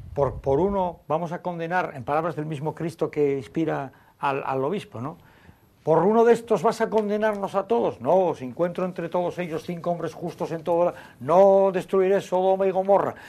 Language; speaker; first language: Spanish; native; Spanish